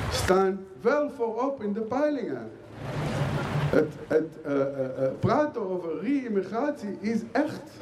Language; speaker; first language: Dutch; non-native, fluent; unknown